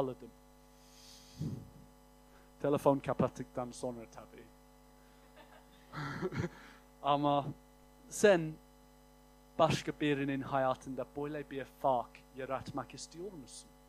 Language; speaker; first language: Turkish; non-native, fluent; English